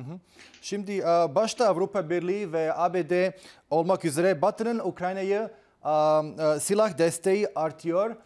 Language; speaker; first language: Turkish; non-native, fluent; Bosnian